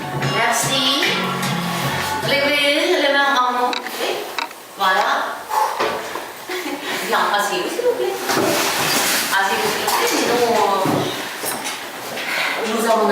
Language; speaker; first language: French; non-native, fluent; Ukrainian